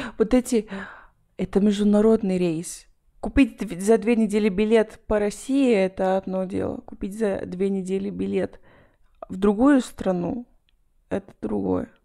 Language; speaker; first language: Russian; non-native, fluent; Spanish